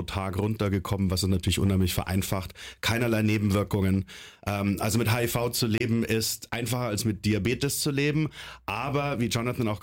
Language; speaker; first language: German; native; German